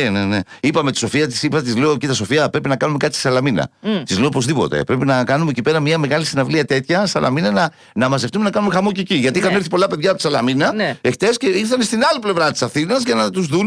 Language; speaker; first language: Greek; native; Greek